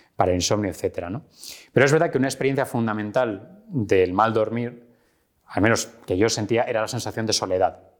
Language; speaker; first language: Spanish; native; Spanish